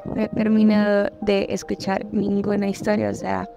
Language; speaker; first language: Spanish; native; Spanish